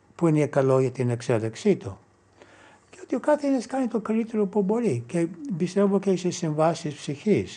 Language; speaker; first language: Greek; non-native, fluent; English